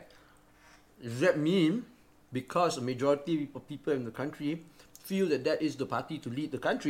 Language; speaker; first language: English; non-native, local second language; Malay